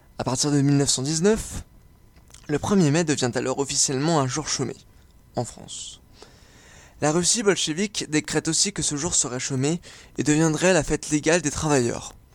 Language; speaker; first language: French; native; French